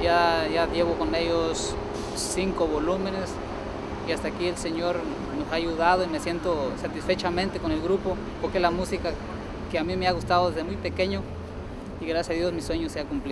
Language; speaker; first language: Spanish; native; Spanish